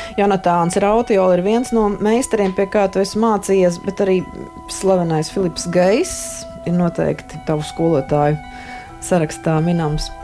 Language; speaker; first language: Latvian; native; Latvian